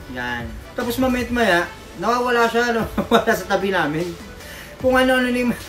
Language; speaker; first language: Filipino; native; Filipino